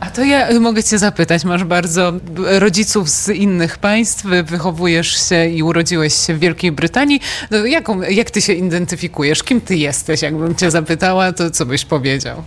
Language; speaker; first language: Polish; native; Polish